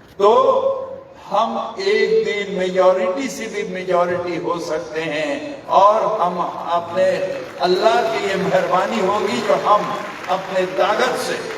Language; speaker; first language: Urdu; native; Urdu